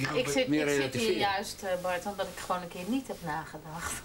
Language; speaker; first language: Dutch; native; Dutch